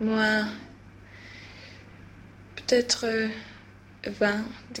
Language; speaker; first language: French; non-native, learner; Swedish